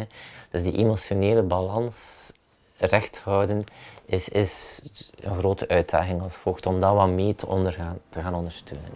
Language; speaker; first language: Dutch; native; Dutch